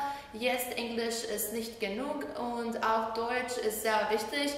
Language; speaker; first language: German; non-native, learner; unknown